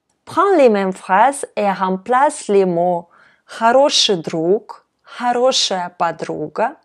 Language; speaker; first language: French; non-native, fluent; Russian